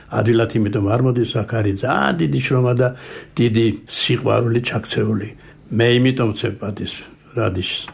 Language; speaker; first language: Georgian; native; Georgian